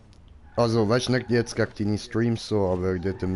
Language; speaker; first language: German; native; German